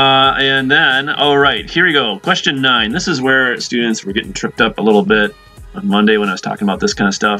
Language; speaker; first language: English; native; English